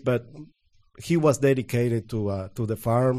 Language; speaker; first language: English; non-native, fluent; Spanish